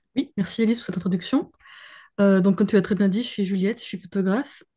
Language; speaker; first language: French; native; French